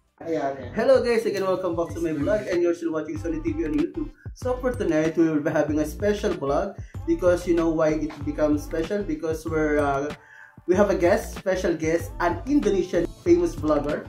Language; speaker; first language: English; non-native, local second language; Filipino